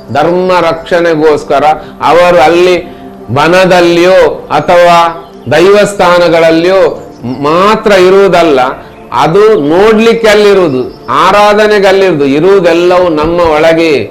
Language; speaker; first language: Kannada; non-native, local second language; Tulu